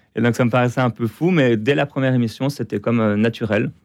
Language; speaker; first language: French; native; French